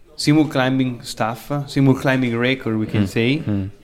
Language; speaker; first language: English; non-native, learner; Italian